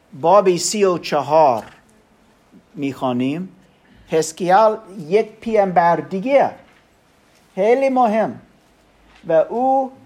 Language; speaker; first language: Persian; non-native, learner; German